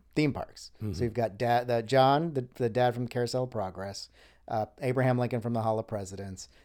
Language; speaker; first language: English; native; English